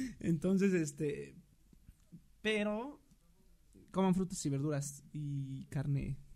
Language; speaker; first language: Spanish; native; Spanish